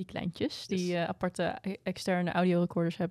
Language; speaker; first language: Dutch; native; Dutch